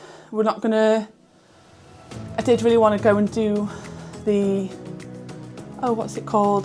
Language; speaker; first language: English; native; English